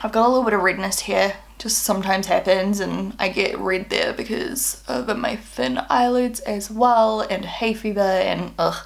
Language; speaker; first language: English; native; English